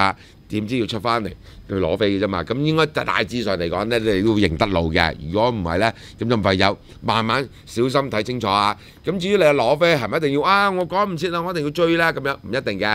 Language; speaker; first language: Cantonese; native; Cantonese